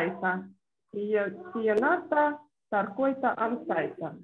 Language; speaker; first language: Finnish; non-native, learner; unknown